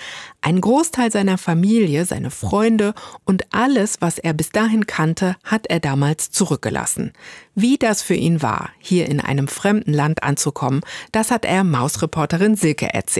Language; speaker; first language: German; native; German